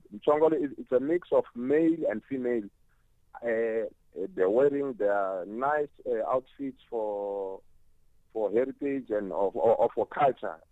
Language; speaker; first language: English; non-native, local second language; Tsonga